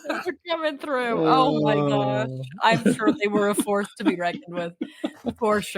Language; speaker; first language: English; native; English